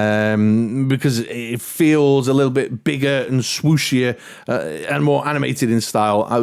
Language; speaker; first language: English; native; English